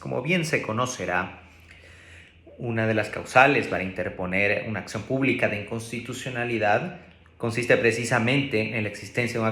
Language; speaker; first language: Spanish; native; Spanish